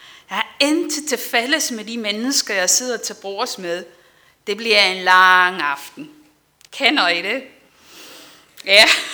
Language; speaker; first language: Danish; non-native, fluent; Dutch